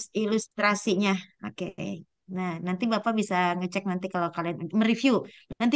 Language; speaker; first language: Indonesian; native; Indonesian